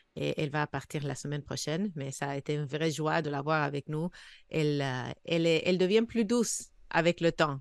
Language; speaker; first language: French; non-native, fluent; English